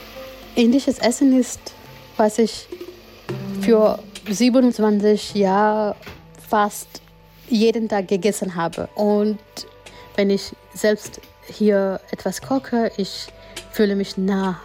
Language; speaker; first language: German; non-native, fluent; Gujarati